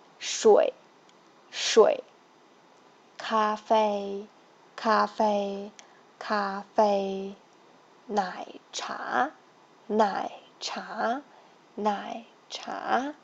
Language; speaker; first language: Chinese; non-native, fluent; Thai